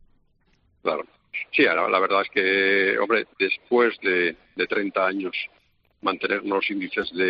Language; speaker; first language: Spanish; native; Spanish